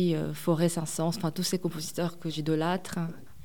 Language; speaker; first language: French; early bilingual, other home language; Korean